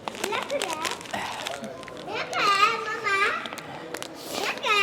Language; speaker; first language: Dutch; early bilingual, other home language; Persian